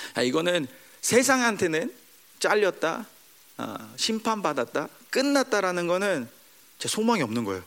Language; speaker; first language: Korean; early bilingual, heritage; Korean